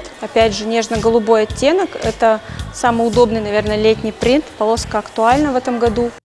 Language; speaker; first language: Russian; native; Russian